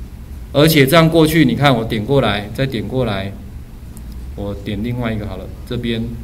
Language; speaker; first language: Chinese; native; Chinese